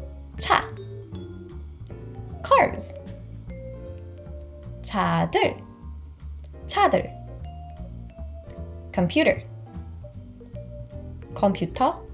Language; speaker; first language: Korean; non-native, fluent; English